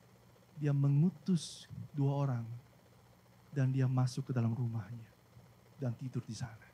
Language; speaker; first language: Indonesian; native; Indonesian